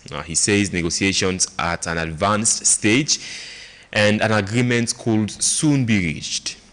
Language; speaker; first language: English; non-native, local second language; Krio